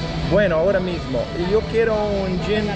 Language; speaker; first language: Spanish; non-native, learner; English